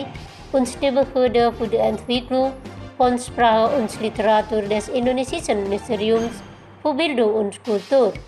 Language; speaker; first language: German; non-native, fluent; Indonesian